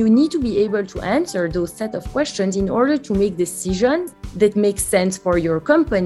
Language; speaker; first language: English; non-native, fluent; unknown